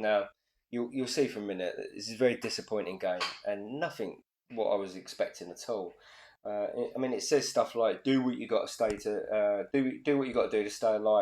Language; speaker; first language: English; native; English